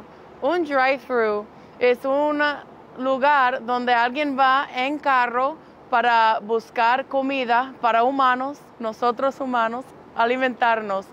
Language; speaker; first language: Spanish; early bilingual, heritage; English